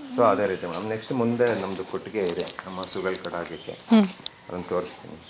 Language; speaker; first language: Kannada; native; Kannada